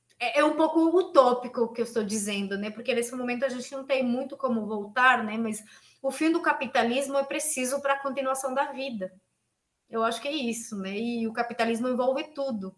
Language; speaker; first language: Portuguese; non-native, fluent; Spanish